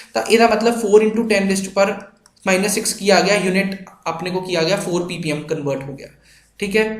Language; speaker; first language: Hindi; non-native, local second language; Punjabi